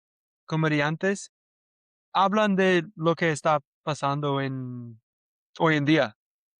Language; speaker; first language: Spanish; non-native, learner; English